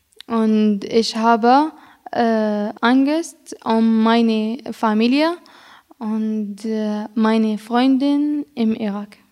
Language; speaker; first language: German; non-native, learner; Arabic